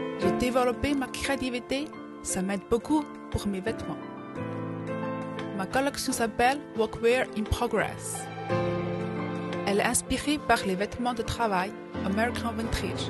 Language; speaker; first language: French; non-native, fluent; Chinese